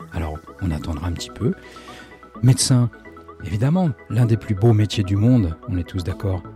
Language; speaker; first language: French; native; French